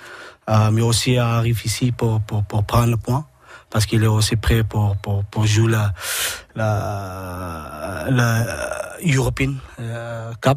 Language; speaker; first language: French; non-native, learner; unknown